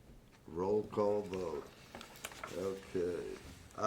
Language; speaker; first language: English; native; English